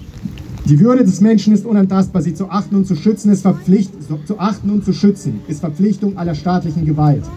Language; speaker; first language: German; native; German